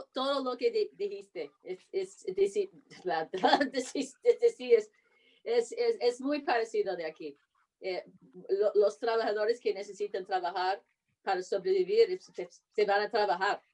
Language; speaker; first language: Spanish; non-native, fluent; English